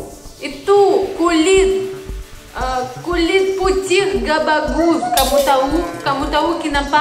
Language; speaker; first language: Indonesian; non-native, learner; Russian